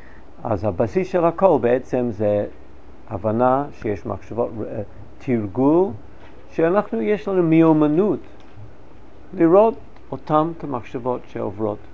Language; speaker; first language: Hebrew; non-native, fluent; English